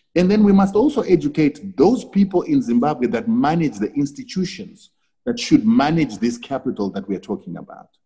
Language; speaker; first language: English; non-native, local second language; Shona